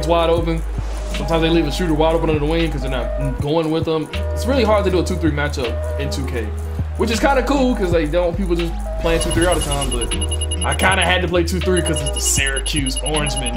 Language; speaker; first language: English; native; English